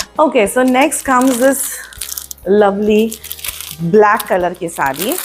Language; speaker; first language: Hindi; non-native, local second language; Marathi